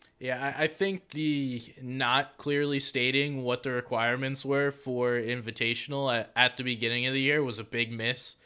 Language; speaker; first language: English; native; English